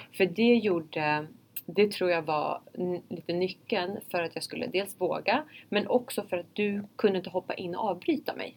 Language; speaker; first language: Swedish; early bilingual, other home language; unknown